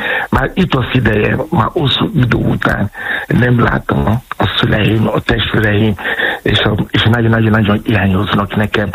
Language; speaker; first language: Hungarian; non-native, learner; Yoruba